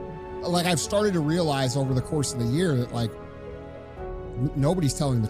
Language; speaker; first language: English; native; English